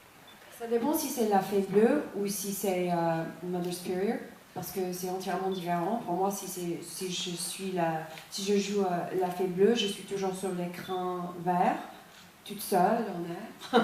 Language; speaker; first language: French; non-native, fluent; English